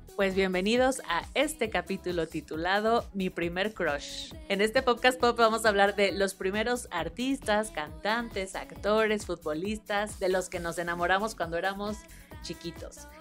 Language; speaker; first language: Spanish; native; Spanish